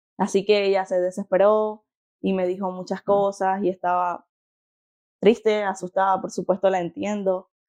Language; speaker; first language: Spanish; native; Spanish